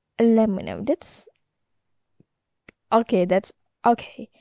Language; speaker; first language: English; non-native, learner; Indonesian